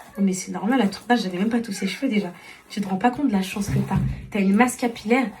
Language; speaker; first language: French; non-native, local second language; Arabic